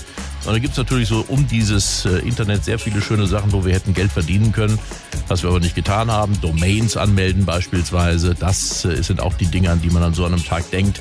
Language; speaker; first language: German; native; German